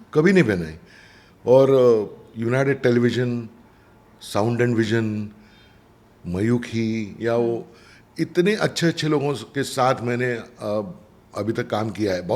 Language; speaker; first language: Hindi; non-native, local second language; Marathi